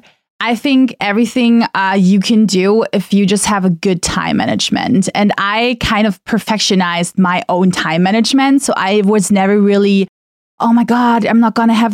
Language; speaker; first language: English; non-native, fluent; German